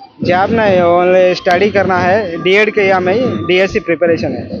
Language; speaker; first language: Hindi; non-native, local second language; Telugu